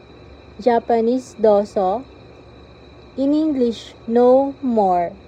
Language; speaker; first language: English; non-native, local second language; Filipino